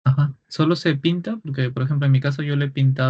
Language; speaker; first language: Spanish; native; Spanish